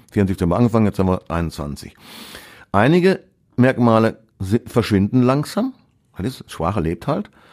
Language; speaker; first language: German; native; German